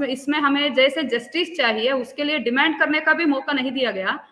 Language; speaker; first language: Hindi; non-native, local second language; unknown